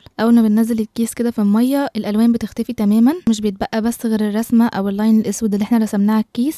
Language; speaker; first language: Arabic; native; Arabic